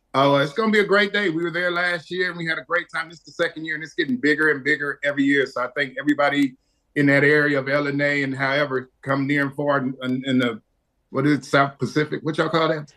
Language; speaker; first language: English; native; English